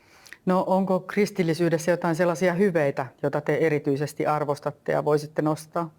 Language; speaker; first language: Finnish; native; Finnish